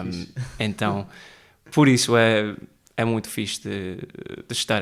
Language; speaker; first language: Portuguese; early bilingual, heritage; Portuguese